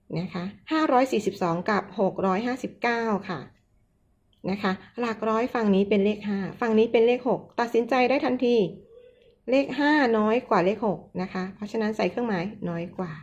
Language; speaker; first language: Thai; native; Thai